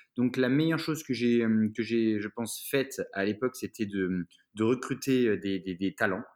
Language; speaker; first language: French; native; French